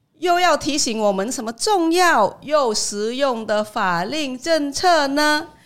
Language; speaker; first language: Chinese; non-native, fluent; Vietnamese